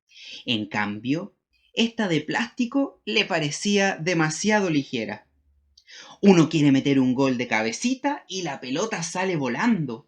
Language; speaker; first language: Spanish; native; Spanish